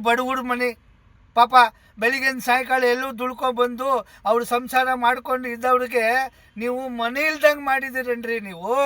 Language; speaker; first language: Kannada; non-native, local second language; Gujarati